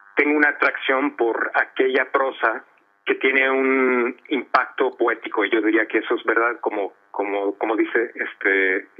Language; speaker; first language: Spanish; early bilingual, heritage; Spanish